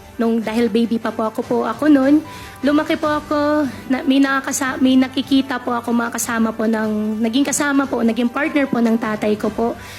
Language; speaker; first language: Filipino; native; Filipino